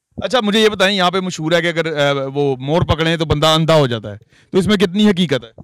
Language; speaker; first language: Urdu; non-native, local second language; Punjabi